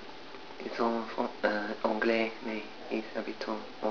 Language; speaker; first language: French; non-native, learner; English